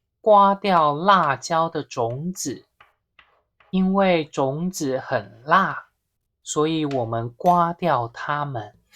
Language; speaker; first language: Chinese; native; Chinese